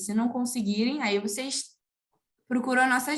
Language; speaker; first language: Portuguese; native; Portuguese